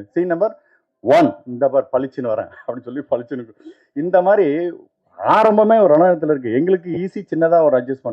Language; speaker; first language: Tamil; native; Tamil